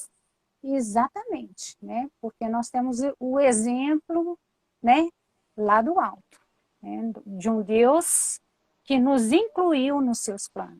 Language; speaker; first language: Portuguese; native; Portuguese